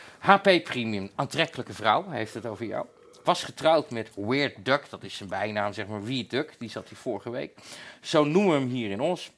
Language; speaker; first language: Dutch; native; Dutch